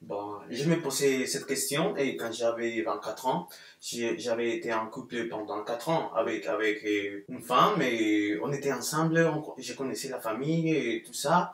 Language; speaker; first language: French; non-native, fluent; Spanish